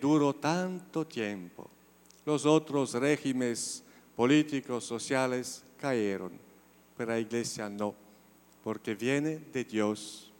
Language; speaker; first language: Spanish; non-native, fluent; Polish